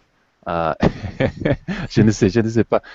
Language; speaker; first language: French; non-native, learner; English